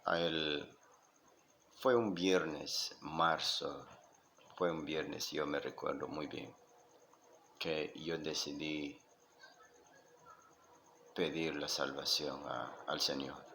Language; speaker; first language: Spanish; non-native, local second language; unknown